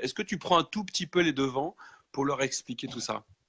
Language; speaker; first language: French; native; French